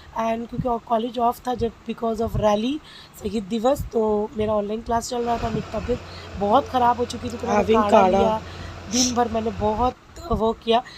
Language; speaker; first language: Hindi; non-native, local second language; Bangla